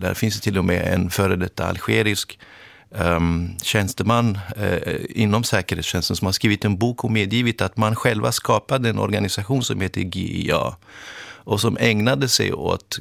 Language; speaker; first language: Swedish; native; Swedish